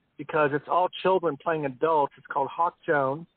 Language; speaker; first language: English; native; English